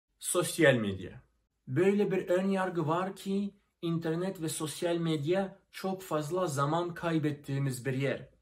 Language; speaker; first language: Turkish; non-native, fluent; Russian